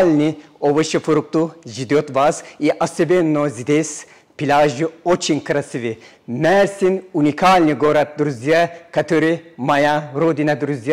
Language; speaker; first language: Russian; non-native, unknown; Turkish